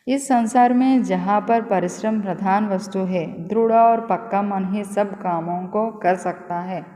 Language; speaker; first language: Hindi; non-native, local second language; Telugu